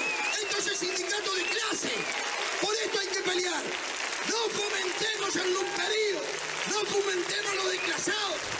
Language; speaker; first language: Spanish; native; Spanish